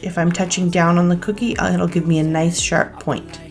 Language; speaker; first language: English; native; English